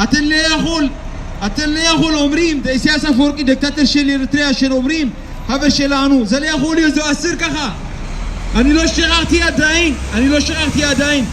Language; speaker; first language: Hebrew; non-native, learner; Tigrinya